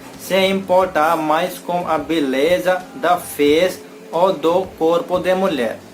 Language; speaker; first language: Portuguese; non-native, learner; Hindi